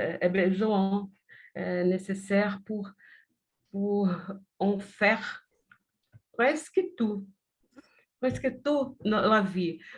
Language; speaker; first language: French; non-native, learner; Portuguese